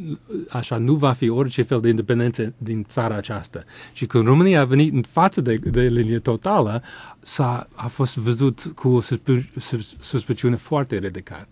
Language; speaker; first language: Romanian; non-native, fluent; English